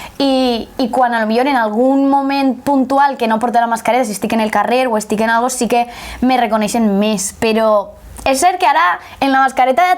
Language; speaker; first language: Catalan; native; Catalan